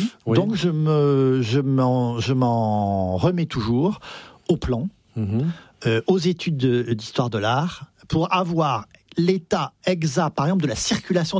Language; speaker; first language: French; native; French